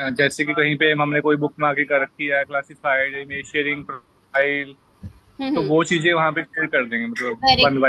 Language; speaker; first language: Hindi; native; Hindi